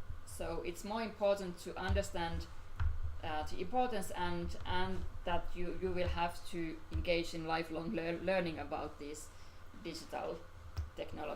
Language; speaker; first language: English; non-native, fluent; Finnish